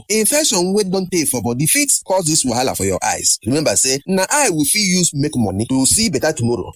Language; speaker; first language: Nigerian Pidgin; native; Nigerian Pidgin